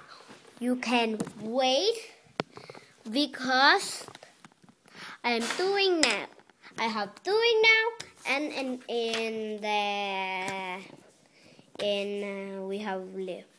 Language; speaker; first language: English; non-native, learner; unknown